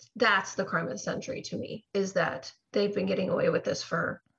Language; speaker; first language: English; native; English